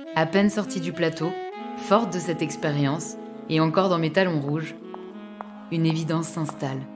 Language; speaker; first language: French; native; French